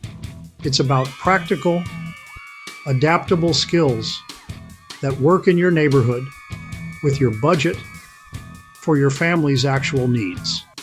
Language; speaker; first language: English; native; English